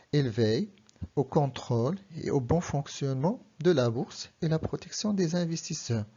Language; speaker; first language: French; non-native, local second language; Arabic